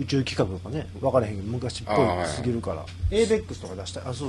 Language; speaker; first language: Japanese; native; Japanese